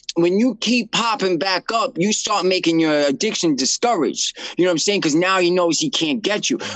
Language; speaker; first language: English; native; English